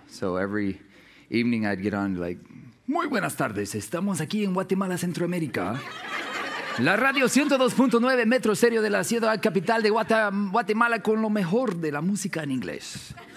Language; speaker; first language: Spanish; non-native, local second language; English